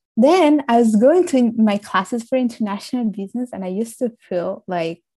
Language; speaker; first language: English; early bilingual, other home language; Italian